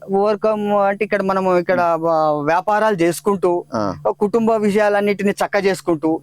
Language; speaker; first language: Telugu; native; Telugu